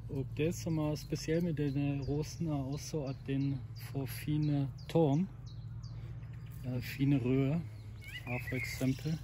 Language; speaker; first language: Norwegian; non-native, fluent; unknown